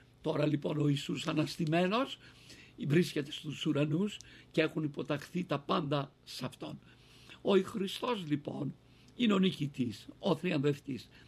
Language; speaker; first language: Greek; native; Greek